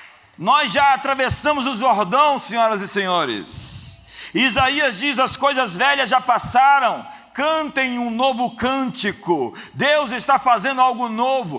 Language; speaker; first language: Portuguese; native; Portuguese